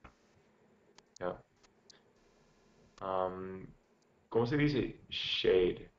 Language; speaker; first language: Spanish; non-native, learner; English